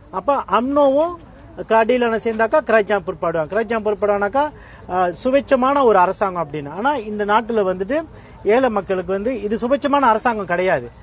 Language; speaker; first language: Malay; non-native, local second language; Tamil